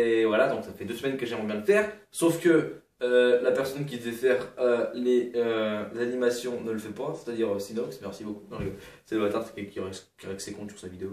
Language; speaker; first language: French; native; French